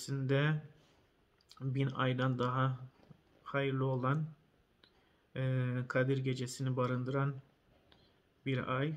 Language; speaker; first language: Turkish; native; Turkish